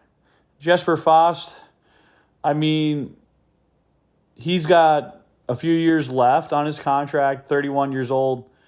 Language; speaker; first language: English; native; English